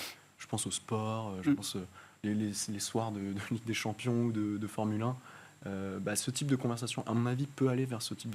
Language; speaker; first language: French; native; French